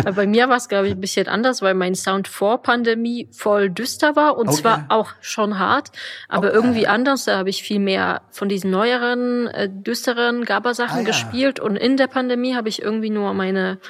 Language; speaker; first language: German; non-native, fluent; Polish